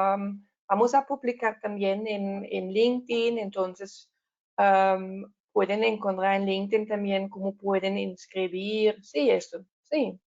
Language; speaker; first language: Spanish; non-native, learner; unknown